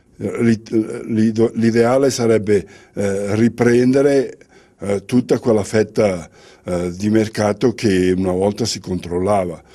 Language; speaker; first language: Italian; native; Italian